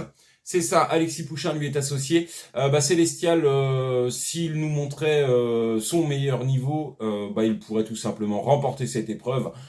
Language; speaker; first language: French; native; French